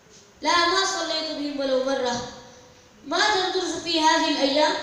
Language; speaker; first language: Arabic; non-native, learner; Urdu